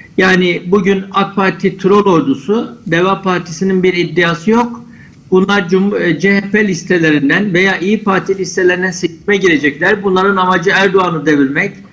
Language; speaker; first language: Turkish; native; Turkish